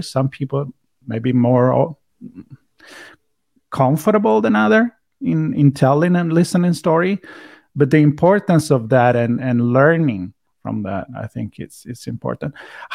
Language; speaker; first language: English; non-native, fluent; Italian